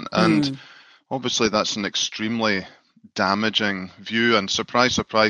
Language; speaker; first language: English; native; English